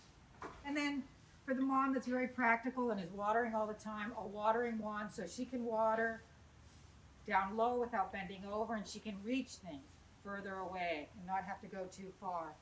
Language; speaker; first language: English; native; English